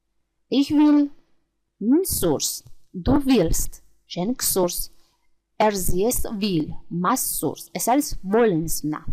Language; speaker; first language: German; non-native, fluent; Georgian